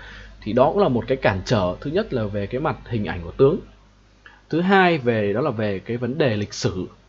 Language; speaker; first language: Vietnamese; native; Vietnamese